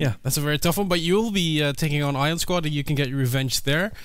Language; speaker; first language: English; non-native, fluent; Dutch